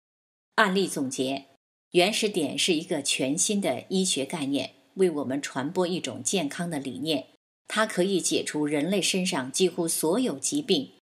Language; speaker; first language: Chinese; native; Chinese